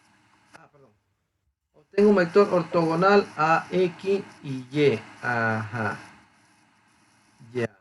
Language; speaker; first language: Spanish; native; Spanish